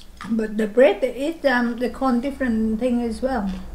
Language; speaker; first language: English; non-native, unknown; Vietnamese